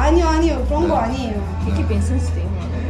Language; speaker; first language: Korean; non-native, fluent; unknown